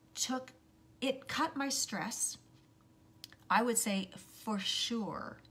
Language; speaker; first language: English; native; English